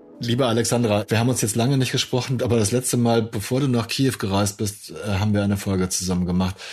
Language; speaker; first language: German; native; German